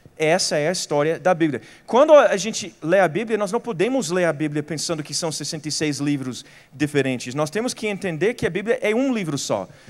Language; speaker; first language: Portuguese; non-native, fluent; English